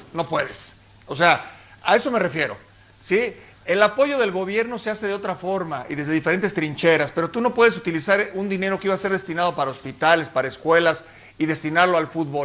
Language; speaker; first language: Spanish; native; Spanish